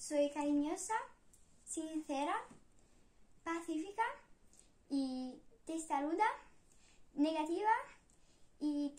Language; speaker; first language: Spanish; non-native, learner; Italian